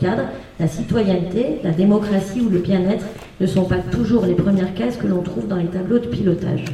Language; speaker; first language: French; native; French